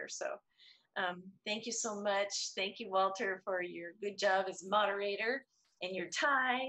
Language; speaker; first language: English; native; English